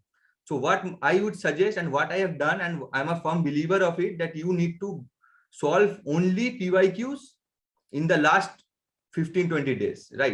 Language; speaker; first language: English; non-native, local second language; Bangla